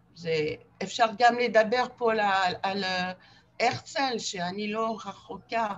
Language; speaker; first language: Hebrew; non-native, fluent; French